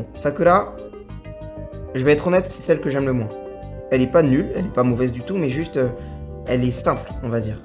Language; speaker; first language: French; native; French